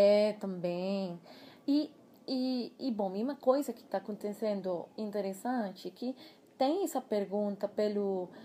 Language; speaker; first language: Portuguese; non-native, fluent; Spanish